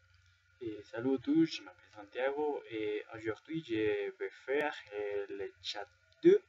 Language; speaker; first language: French; non-native, learner; Spanish